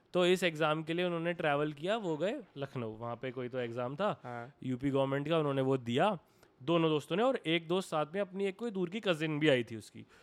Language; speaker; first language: Hindi; native; Hindi